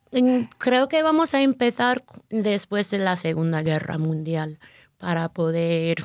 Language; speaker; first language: Spanish; non-native, fluent; English